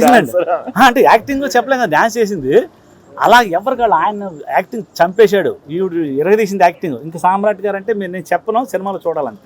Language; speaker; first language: Telugu; native; Telugu